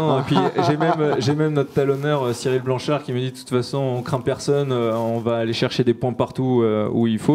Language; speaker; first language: French; native; French